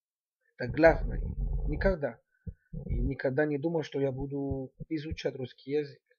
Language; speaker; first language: Russian; non-native, learner; Spanish